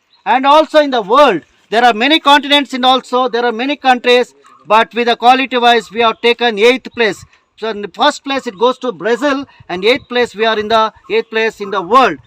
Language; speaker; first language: English; non-native, local second language; Malayalam